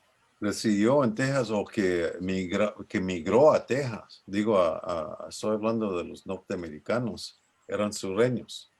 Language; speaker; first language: Spanish; early bilingual, other home language; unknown